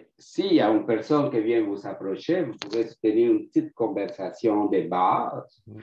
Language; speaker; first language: French; non-native, fluent; Spanish